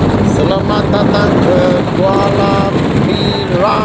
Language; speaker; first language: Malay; non-native, local second language; Chinese